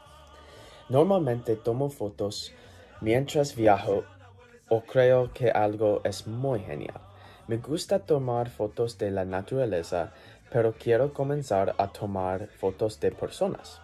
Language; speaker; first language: Spanish; non-native, learner; English